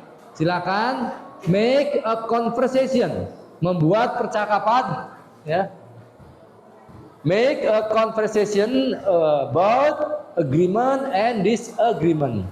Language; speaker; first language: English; non-native, fluent; Indonesian